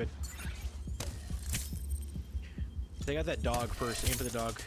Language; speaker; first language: English; native; English